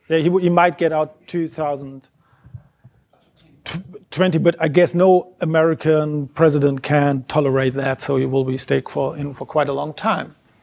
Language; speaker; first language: English; non-native, fluent; German